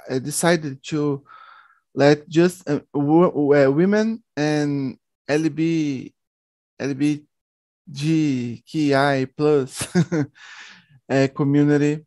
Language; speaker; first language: English; non-native, learner; Portuguese